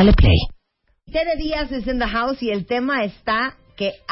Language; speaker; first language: Spanish; native; Spanish